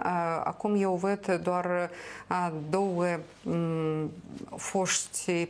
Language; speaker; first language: Romanian; non-native, local second language; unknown